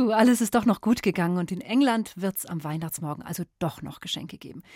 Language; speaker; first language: German; native; German